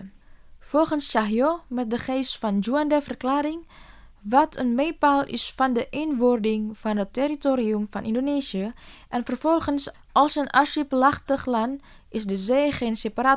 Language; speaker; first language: Dutch; non-native, fluent; Indonesian